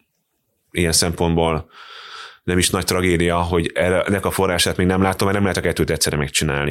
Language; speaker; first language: Hungarian; native; Hungarian